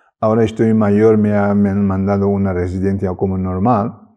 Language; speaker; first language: Spanish; non-native, learner; Tibetan